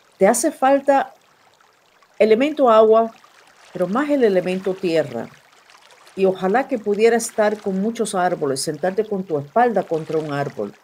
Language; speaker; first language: Spanish; non-native, fluent; English